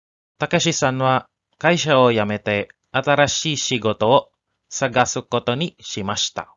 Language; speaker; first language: Japanese; non-native, learner; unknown